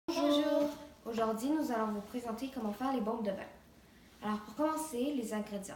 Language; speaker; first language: French; non-native, local second language; English